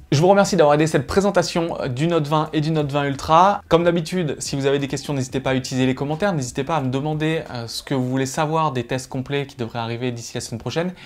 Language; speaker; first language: French; native; French